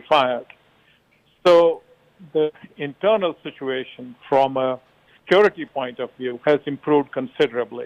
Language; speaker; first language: English; non-native, local second language; Kashmiri